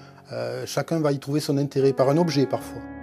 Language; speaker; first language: French; native; French